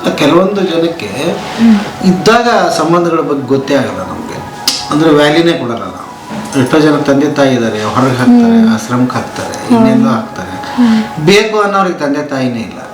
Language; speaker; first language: Kannada; native; Kannada